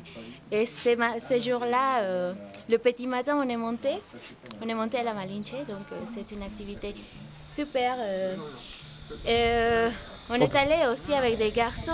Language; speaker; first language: French; non-native, fluent; Spanish